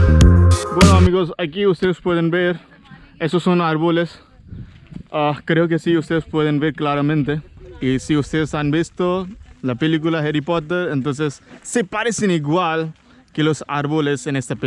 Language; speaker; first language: Spanish; non-native, fluent; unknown